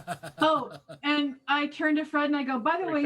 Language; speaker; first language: English; native; English